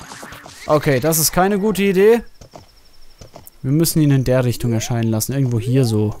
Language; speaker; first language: German; native; German